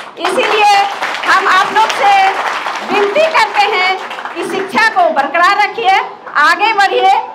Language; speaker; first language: Hindi; native; Hindi